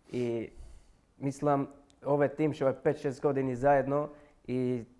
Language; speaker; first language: Macedonian; non-native, learner; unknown